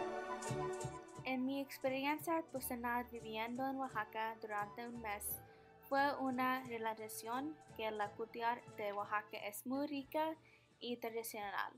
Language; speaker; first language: Spanish; non-native, learner; English